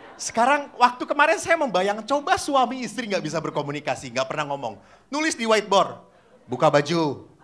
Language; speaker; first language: Indonesian; native; Indonesian